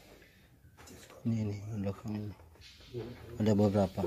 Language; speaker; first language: Indonesian; native; Indonesian